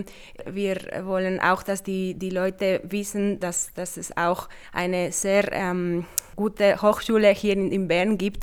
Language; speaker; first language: German; non-native, fluent; Spanish